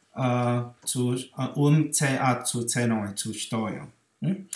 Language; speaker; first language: German; non-native, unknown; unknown